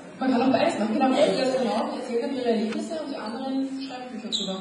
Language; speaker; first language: German; native; German